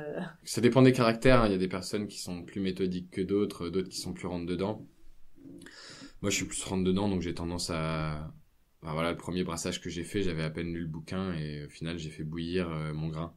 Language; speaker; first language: French; native; French